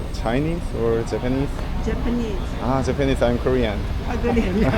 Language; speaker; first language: English; non-native, learner; Korean